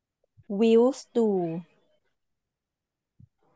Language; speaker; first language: German; non-native, fluent; Thai